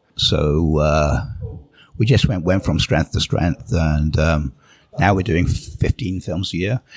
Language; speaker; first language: English; native; English